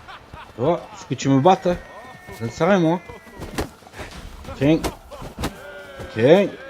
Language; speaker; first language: French; native; French